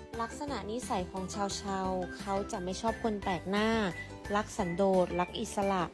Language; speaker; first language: Thai; native; Thai